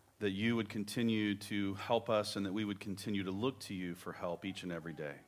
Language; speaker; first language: English; native; English